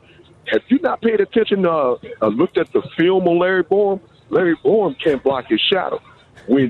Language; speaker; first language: English; native; English